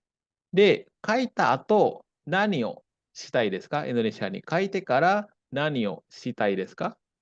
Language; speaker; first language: Japanese; non-native, fluent; Indonesian